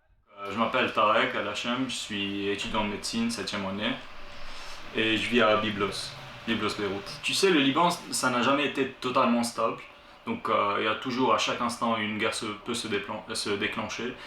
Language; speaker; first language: French; non-native, local second language; Arabic